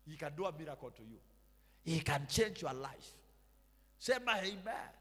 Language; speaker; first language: English; non-native, local second language; Swahili